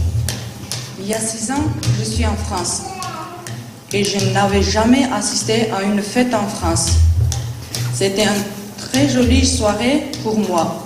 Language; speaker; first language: French; non-native, learner; Armenian